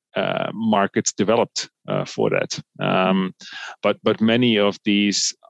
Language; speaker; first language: English; non-native, fluent; Dutch